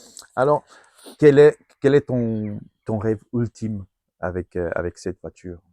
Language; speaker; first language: French; non-native, fluent; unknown